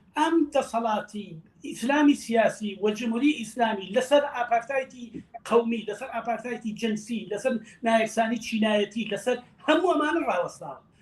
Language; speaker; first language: Central Kurdish; native; Central Kurdish